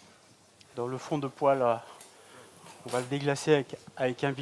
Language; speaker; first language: French; native; French